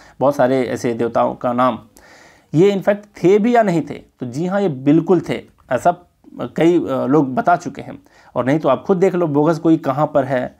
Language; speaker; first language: Hindi; native; Hindi